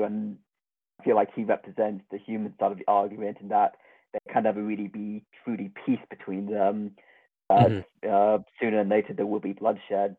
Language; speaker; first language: English; native; English